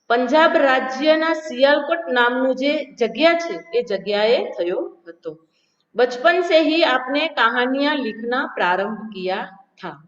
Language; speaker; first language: Hindi; non-native, local second language; Gujarati